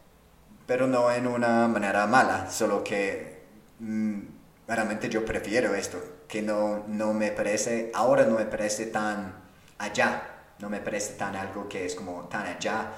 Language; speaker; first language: Spanish; non-native, fluent; English